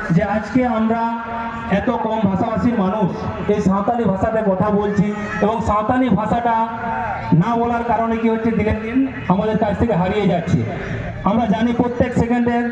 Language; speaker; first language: Bangla; non-native, local second language; Santali